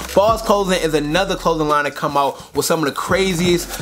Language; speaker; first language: English; native; English